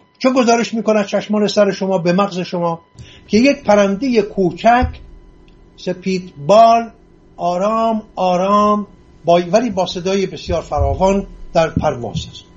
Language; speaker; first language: Persian; non-native, local second language; Assyrian Neo-Aramaic